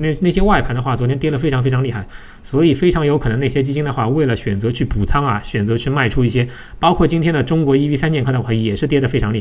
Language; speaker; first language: Chinese; native; Chinese